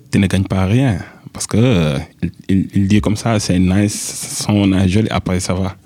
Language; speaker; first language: French; non-native, local second language; Wolof